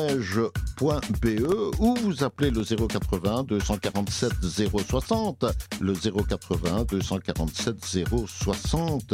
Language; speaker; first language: French; native; French